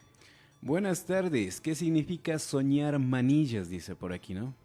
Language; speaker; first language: Spanish; non-native, local second language; Quechua